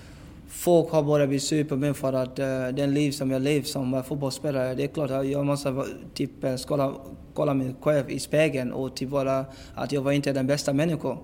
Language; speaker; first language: Swedish; non-native, fluent; English